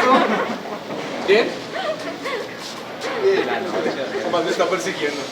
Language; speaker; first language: Spanish; native; Spanish